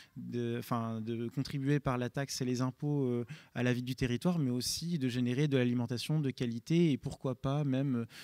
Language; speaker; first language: French; native; French